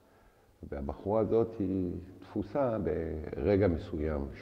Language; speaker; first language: Hebrew; non-native, fluent; French